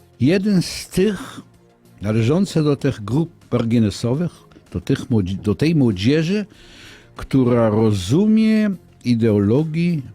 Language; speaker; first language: Polish; non-native, fluent; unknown